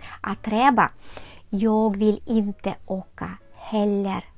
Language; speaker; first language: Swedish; non-native, fluent; Ukrainian